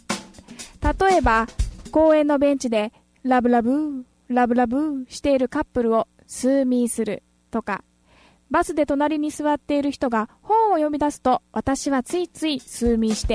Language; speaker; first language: Japanese; native; Japanese